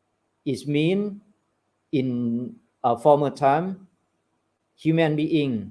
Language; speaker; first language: English; non-native, fluent; Thai